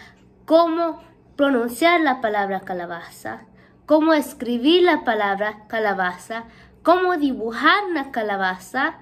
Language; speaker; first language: Spanish; early bilingual, heritage; Spanish